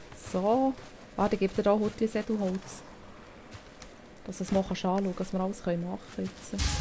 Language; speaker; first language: German; native; German